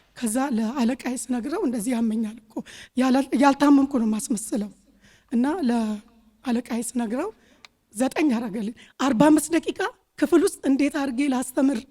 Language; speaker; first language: Amharic; native; Amharic